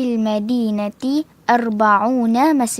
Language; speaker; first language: Arabic; non-native, learner; Malay